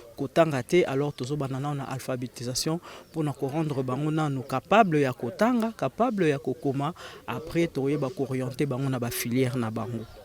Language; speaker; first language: Lingala; native; Lingala